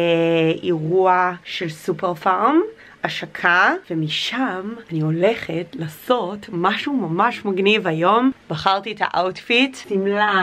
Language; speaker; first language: Hebrew; native; Hebrew